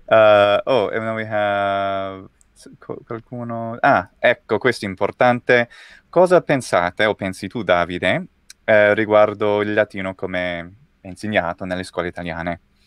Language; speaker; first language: Italian; non-native, fluent; English